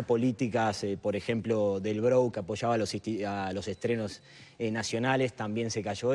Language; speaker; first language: Spanish; native; Spanish